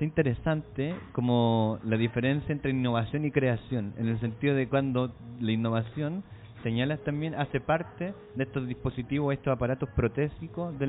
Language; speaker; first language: Spanish; native; Spanish